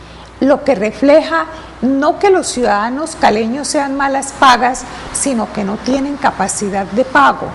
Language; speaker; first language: Spanish; native; Spanish